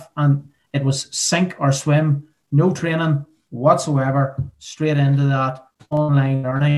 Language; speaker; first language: English; native; English